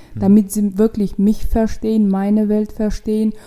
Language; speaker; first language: German; non-native, fluent; Russian